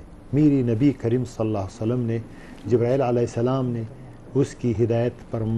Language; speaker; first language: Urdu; non-native, learner; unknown